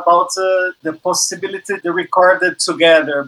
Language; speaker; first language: English; non-native, learner; Portuguese